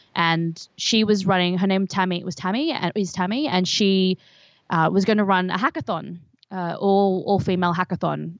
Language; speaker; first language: English; native; English